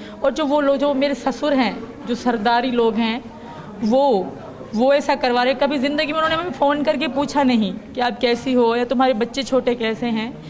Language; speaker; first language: Urdu; non-native, local second language; Sindhi